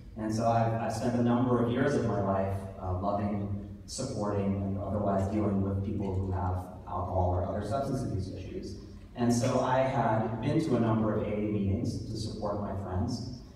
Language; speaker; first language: English; native; English